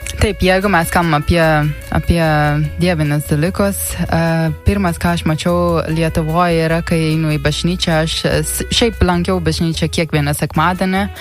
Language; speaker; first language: Lithuanian; non-native, learner; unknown